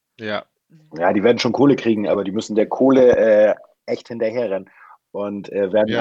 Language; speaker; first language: German; native; German